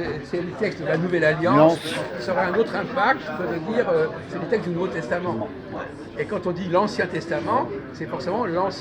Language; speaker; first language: French; native; French